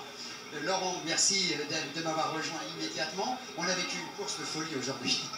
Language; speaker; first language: French; native; French